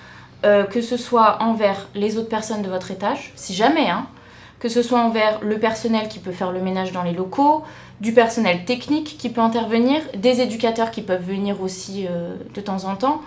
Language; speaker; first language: French; native; French